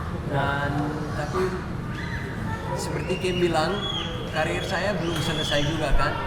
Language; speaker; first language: Indonesian; non-native, fluent; Dutch